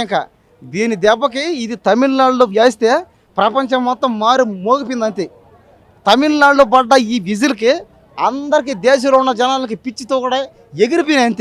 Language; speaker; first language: Telugu; native; Telugu